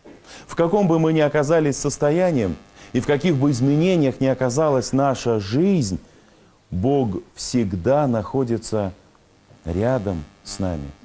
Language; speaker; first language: Russian; native; Russian